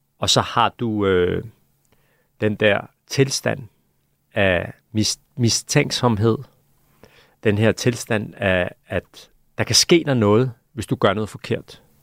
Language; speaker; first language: Danish; early bilingual, other home language; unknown